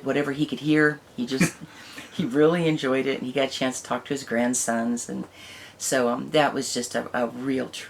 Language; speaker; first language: English; native; English